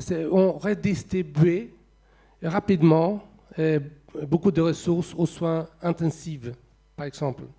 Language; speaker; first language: French; non-native, fluent; Swedish